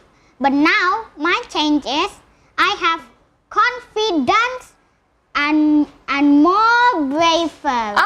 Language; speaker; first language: English; non-native, learner; Indonesian